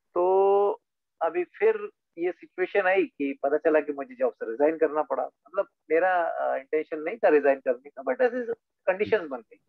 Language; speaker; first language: Hindi; native; Hindi